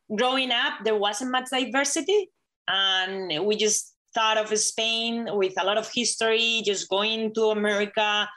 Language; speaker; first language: English; non-native, fluent; Spanish